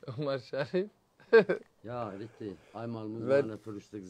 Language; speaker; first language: German; non-native, learner; Turkish